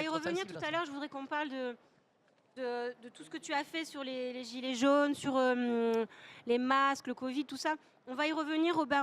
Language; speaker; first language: French; native; French